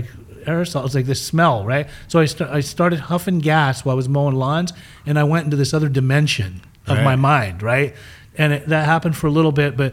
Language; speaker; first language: English; early bilingual, other home language; German